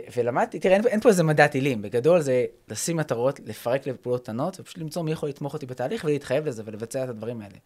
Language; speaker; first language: Hebrew; early bilingual, other home language; English